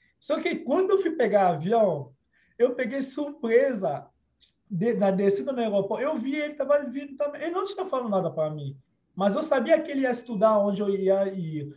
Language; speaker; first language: Portuguese; non-native, fluent; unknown